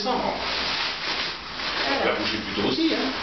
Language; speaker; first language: French; native; French